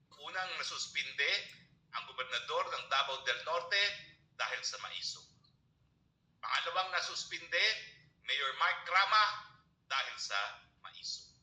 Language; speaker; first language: Filipino; native; Filipino